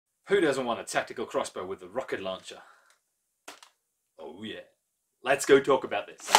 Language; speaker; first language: English; non-native, fluent; German